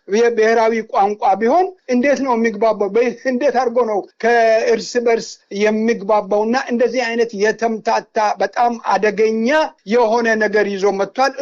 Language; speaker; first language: Amharic; non-native, local second language; Wolaytta